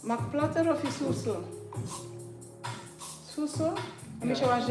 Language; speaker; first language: Dutch; non-native, learner; English